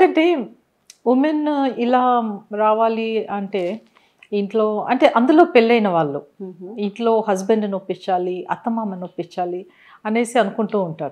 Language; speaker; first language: Telugu; native; Telugu